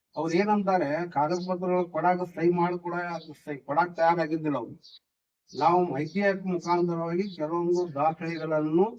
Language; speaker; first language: Kannada; non-native, local second language; Urdu